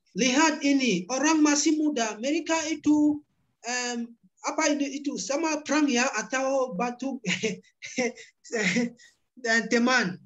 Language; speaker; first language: Indonesian; non-native, learner; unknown